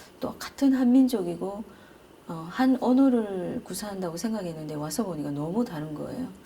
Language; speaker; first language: Korean; native; Korean